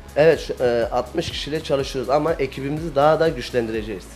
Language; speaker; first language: Turkish; native; Turkish